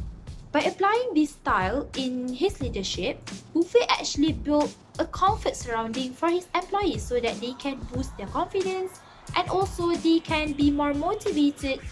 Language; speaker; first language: English; non-native, local second language; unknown